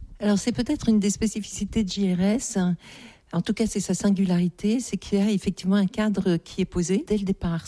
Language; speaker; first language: French; native; French